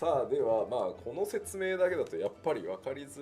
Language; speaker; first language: Japanese; native; Japanese